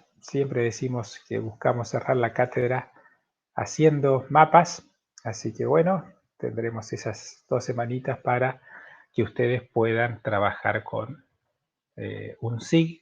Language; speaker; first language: Spanish; native; Spanish